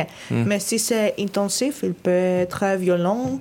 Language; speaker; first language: French; non-native, learner; Greek